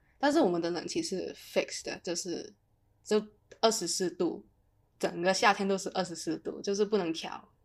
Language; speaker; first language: Chinese; non-native, local second language; Cantonese